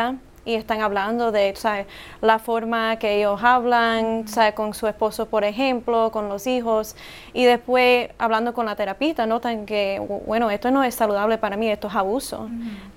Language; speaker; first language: Spanish; early bilingual, heritage; English